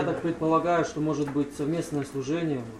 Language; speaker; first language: Russian; native; Russian